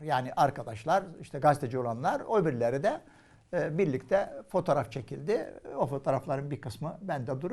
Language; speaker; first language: Turkish; non-native, fluent; Arabic